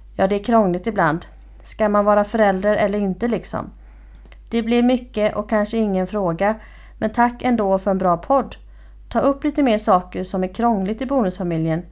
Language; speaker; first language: Swedish; native; Swedish